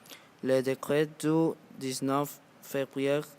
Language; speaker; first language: French; non-native, learner; Spanish